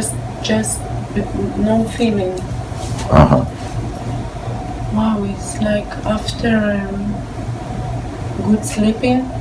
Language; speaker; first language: English; non-native, learner; Hebrew